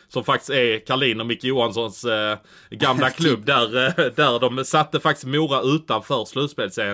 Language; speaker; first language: Swedish; native; Swedish